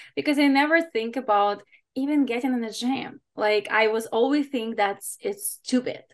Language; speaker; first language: English; non-native, fluent; Ukrainian